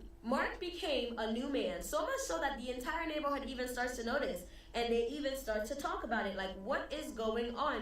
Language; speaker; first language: English; early bilingual, other home language; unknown